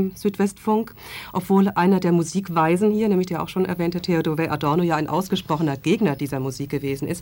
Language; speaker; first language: German; native; German